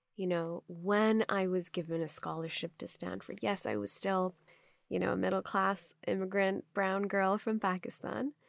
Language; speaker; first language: English; non-native, local second language; Urdu